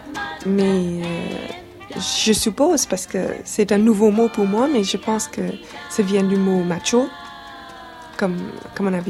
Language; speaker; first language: French; non-native, fluent; English